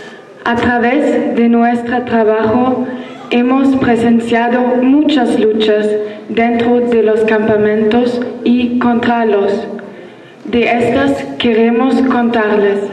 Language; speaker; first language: Spanish; non-native, learner; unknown